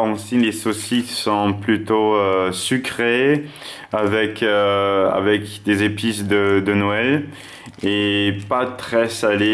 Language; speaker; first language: French; non-native, fluent; German